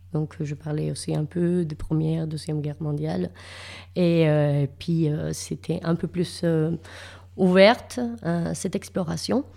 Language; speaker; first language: French; non-native, fluent; Spanish